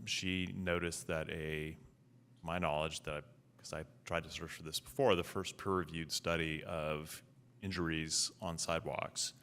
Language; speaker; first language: English; native; English